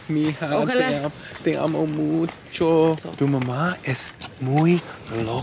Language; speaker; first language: Spanish; non-native, learner; English